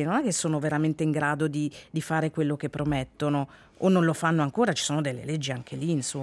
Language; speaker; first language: Italian; native; Italian